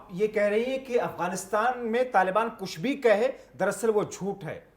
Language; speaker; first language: Hindi; native; Hindi